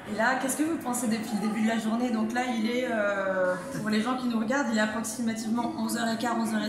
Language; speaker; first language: French; native; French